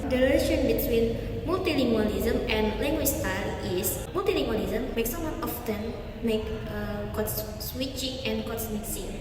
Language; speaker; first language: English; non-native, learner; Minangkabau